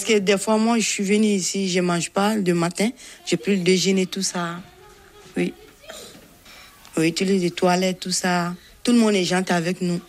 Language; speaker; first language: French; non-native, learner; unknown